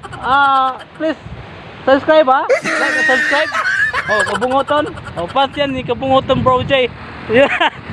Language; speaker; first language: Filipino; non-native, local second language; Cebuano